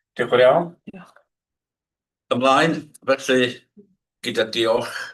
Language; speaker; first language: Welsh; non-native, learner; English